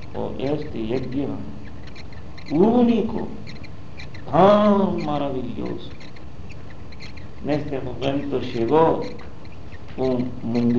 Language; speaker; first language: Portuguese; non-native, learner; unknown